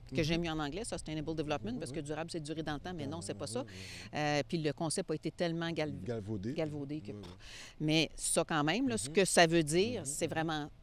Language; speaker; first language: French; native; French